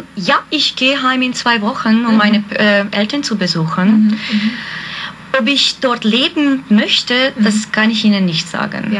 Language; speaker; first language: German; non-native, fluent; Hungarian